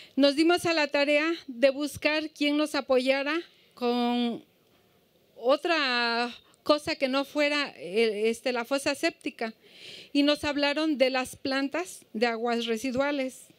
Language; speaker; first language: Spanish; native; Spanish